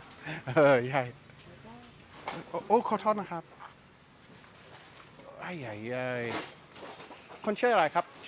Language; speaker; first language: Thai; non-native, learner; English